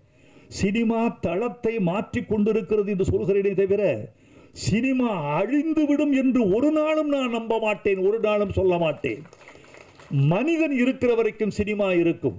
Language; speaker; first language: Tamil; native; Tamil